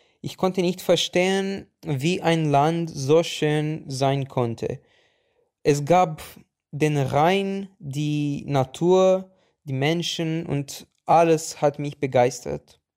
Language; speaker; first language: German; non-native, fluent; Romanian